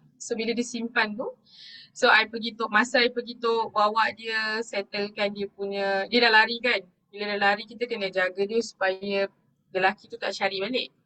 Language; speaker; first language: Malay; non-native, local second language; Tamil